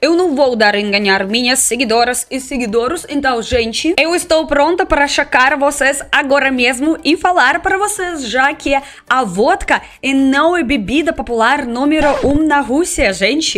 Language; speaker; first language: Portuguese; non-native, fluent; Russian